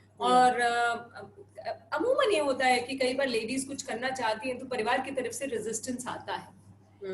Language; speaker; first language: Hindi; native; Hindi